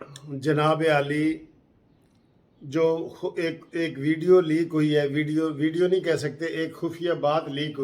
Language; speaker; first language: Urdu; native; Urdu